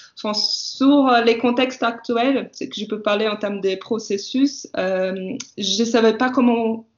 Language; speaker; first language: French; non-native, fluent; Portuguese